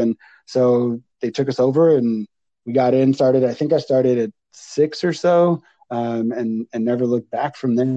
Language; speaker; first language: English; native; English